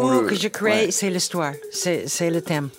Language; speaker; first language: French; non-native, fluent; English